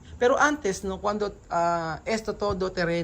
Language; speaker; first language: Spanish; non-native, learner; Filipino